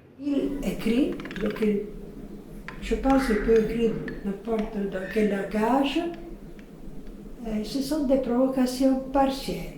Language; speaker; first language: French; non-native, fluent; Italian